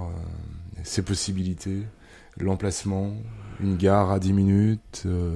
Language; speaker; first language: French; native; French